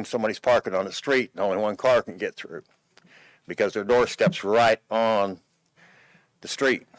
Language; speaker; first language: English; native; English